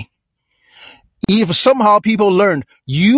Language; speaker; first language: English; non-native, fluent; Chinese